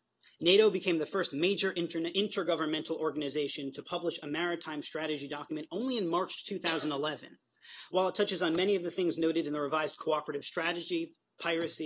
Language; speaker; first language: English; native; English